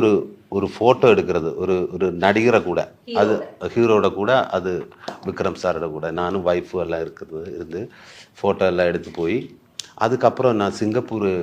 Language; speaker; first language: Tamil; non-native, learner; Malayalam